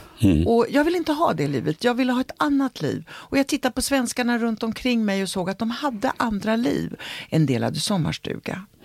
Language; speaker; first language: Swedish; early bilingual, other home language; Italian